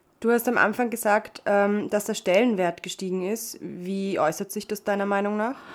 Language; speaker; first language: German; native; German